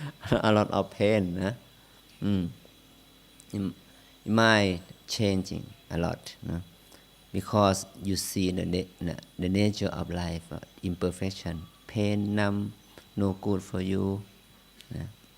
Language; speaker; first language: English; non-native, learner; Thai